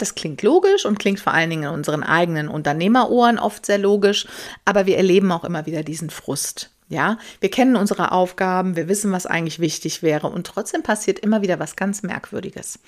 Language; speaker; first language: German; native; German